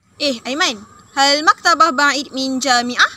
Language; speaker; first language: Arabic; non-native, learner; Malay